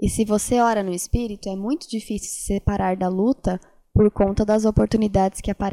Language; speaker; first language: Portuguese; native; Portuguese